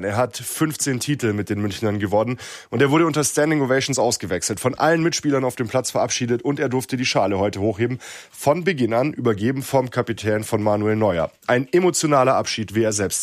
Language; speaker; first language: German; native; German